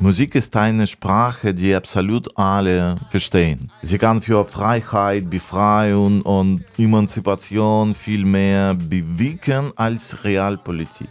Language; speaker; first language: German; non-native, fluent; Russian